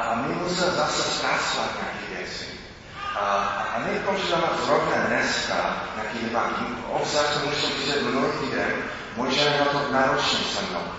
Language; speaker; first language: Czech; non-native, fluent; English